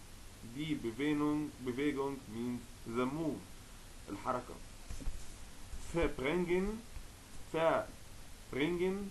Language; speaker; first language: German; non-native, fluent; Arabic